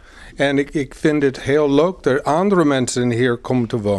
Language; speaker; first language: Dutch; non-native, learner; English